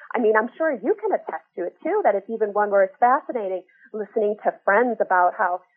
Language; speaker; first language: English; native; English